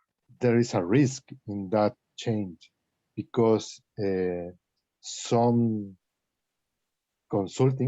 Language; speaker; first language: English; non-native, learner; Spanish